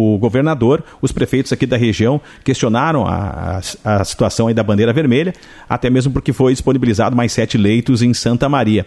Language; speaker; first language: Portuguese; native; Portuguese